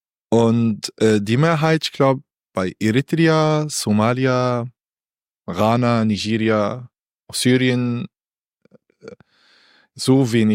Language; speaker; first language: German; non-native, learner; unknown